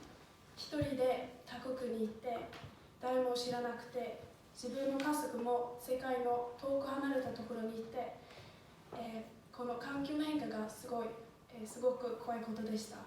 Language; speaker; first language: Japanese; non-native, fluent; Swedish